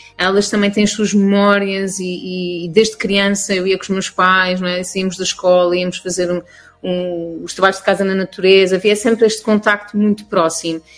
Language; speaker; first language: Portuguese; native; Portuguese